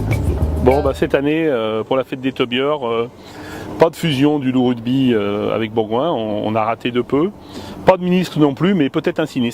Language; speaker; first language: French; native; French